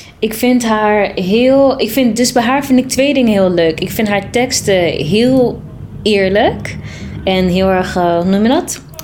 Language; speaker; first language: Dutch; early bilingual, other home language; Tigrinya